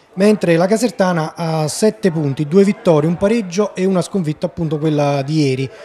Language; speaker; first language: Italian; native; Italian